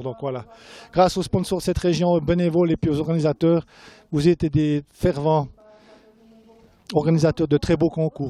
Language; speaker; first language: French; native; French